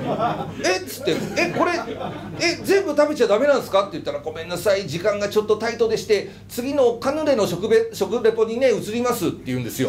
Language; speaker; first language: Japanese; native; Japanese